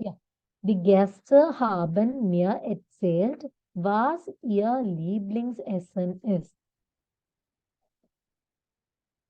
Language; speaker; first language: German; non-native, fluent; Malayalam